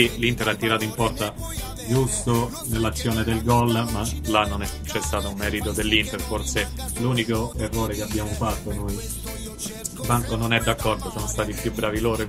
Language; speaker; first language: Italian; native; Italian